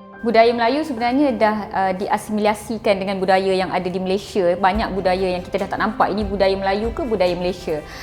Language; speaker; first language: Malay; non-native, local second language; Tamil